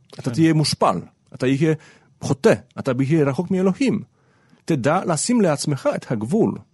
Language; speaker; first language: Hebrew; non-native, fluent; Polish